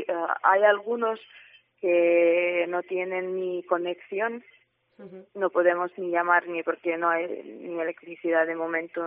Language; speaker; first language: Spanish; non-native, fluent; Ukrainian